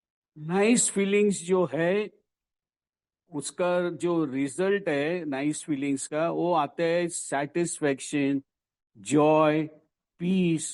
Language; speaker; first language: Hindi; non-native, local second language; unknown